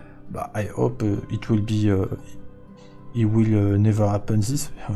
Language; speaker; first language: English; non-native, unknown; French